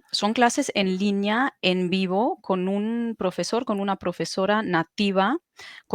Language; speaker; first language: Spanish; non-native, fluent; German